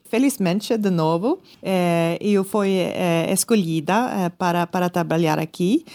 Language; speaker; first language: Portuguese; non-native, learner; Swedish